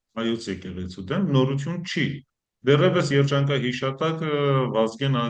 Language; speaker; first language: Armenian; early bilingual, heritage; Armenian